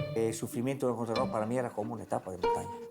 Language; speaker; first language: Spanish; non-native, fluent; Italian